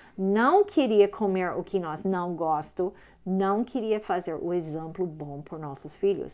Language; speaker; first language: Portuguese; non-native, learner; English